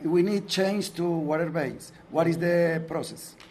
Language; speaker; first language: English; non-native, learner; Spanish